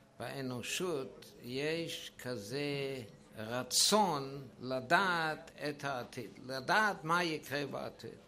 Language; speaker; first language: Hebrew; non-native, fluent; German